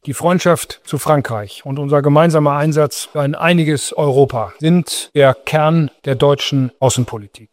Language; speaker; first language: German; native; German